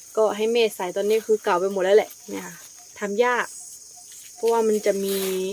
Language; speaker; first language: Thai; non-native, local second language; Karen languages